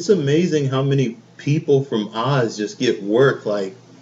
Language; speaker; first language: English; native; English